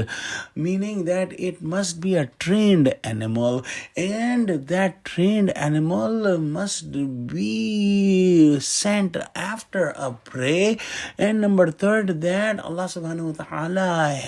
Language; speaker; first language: English; non-native, local second language; Urdu